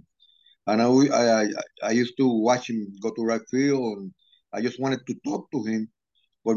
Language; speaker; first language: English; non-native, fluent; Spanish